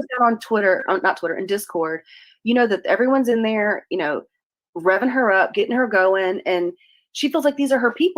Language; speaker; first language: English; native; English